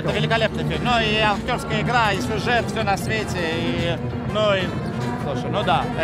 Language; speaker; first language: Russian; native; Russian